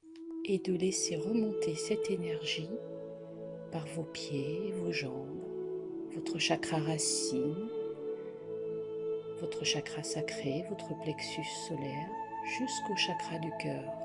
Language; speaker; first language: French; native; French